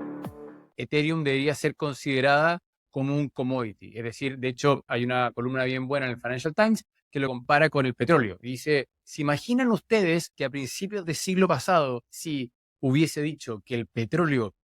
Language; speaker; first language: Spanish; native; Spanish